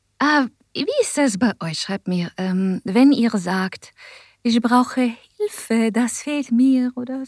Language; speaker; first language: German; non-native, learner; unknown